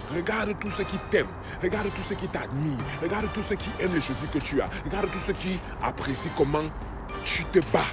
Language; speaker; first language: French; native; French